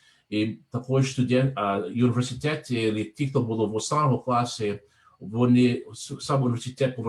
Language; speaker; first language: Ukrainian; non-native, learner; English